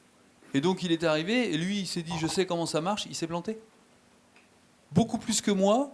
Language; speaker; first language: French; native; French